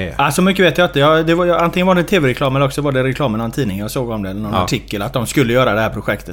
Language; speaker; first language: Swedish; native; Swedish